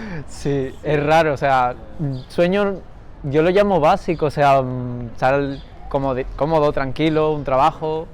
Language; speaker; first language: Spanish; early bilingual, other home language; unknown